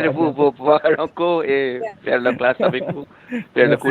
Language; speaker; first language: French; non-native, fluent; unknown